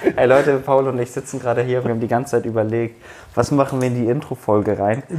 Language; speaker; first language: German; early bilingual, other home language; Turkish